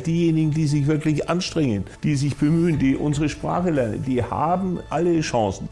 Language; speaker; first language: German; native; German